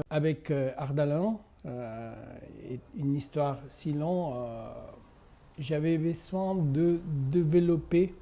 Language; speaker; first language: French; non-native, fluent; Spanish